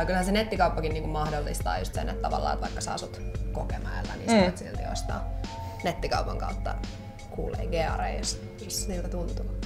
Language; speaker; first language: Finnish; native; Finnish